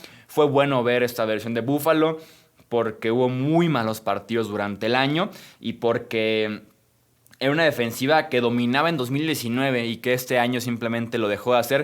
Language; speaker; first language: Spanish; native; Spanish